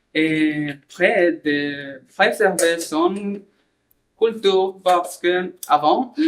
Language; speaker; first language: French; non-native, learner; Spanish